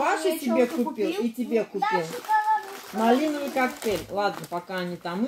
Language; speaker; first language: Russian; native; Russian